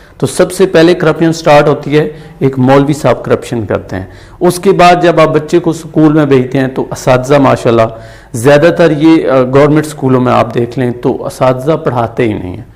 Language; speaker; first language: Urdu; non-native, local second language; Punjabi